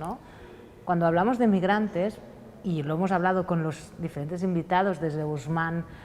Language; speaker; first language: Spanish; non-native, local second language; Catalan